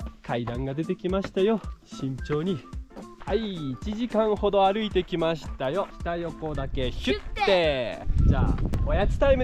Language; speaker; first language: Japanese; native; Japanese